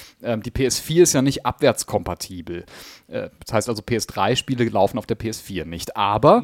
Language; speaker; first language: German; native; German